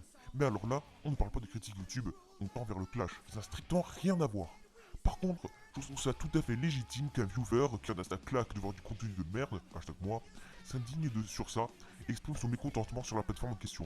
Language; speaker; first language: French; native; French